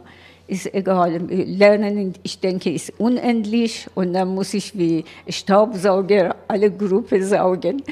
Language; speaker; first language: German; non-native, learner; Persian